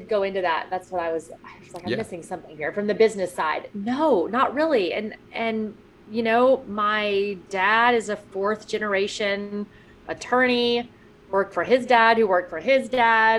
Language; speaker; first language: English; native; English